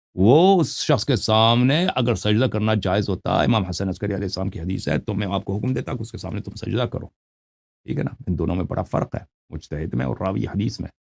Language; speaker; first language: Urdu; non-native, fluent; Persian